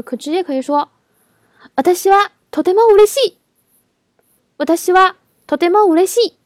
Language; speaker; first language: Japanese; non-native, fluent; Chinese